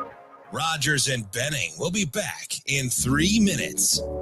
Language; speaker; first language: English; native; English